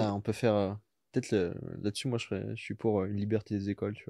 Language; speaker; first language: French; native; French